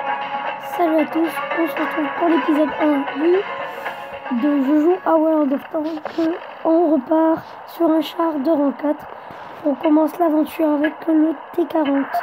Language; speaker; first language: French; native; French